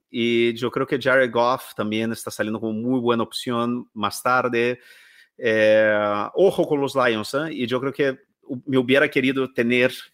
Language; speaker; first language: Spanish; non-native, fluent; Portuguese